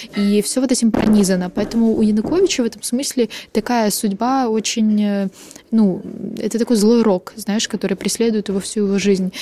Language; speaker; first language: Russian; native; Russian